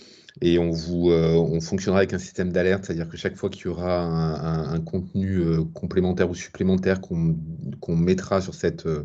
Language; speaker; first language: French; native; French